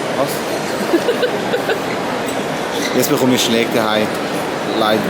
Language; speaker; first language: German; non-native, local second language; Croatian